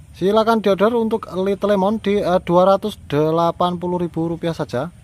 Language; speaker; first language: Indonesian; native; Indonesian